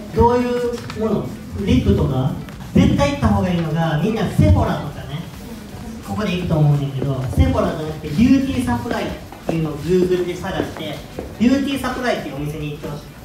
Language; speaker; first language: Japanese; native; Japanese